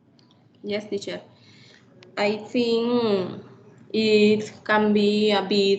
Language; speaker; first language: English; non-native, learner; Spanish